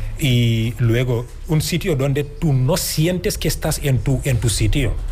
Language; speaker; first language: Spanish; non-native, fluent; Wolof